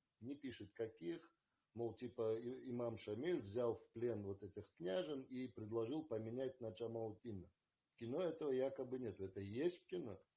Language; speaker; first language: Russian; native; Russian